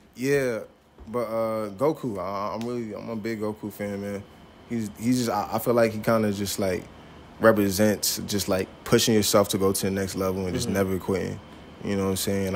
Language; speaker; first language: English; native; English